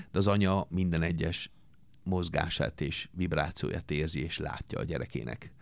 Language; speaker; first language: Hungarian; non-native, fluent; Italian